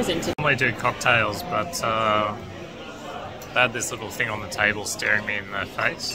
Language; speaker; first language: English; native; English